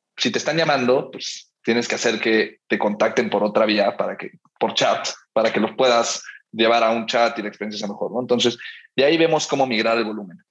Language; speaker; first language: Spanish; early bilingual, heritage; Spanish